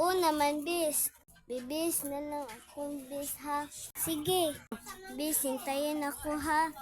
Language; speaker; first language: Filipino; non-native, local second language; Cebuano